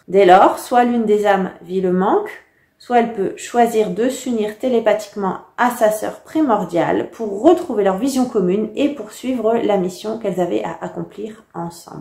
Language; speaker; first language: French; native; French